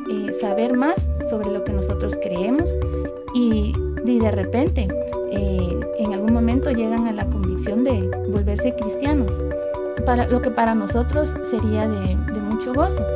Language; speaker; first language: Spanish; native; Spanish